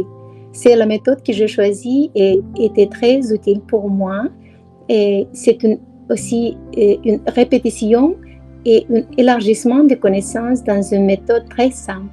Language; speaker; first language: French; non-native, learner; Romanian